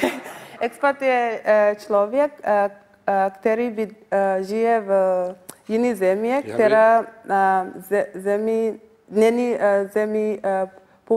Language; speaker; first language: Czech; non-native, learner; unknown